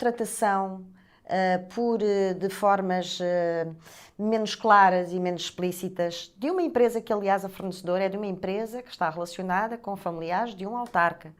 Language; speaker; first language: Portuguese; native; Portuguese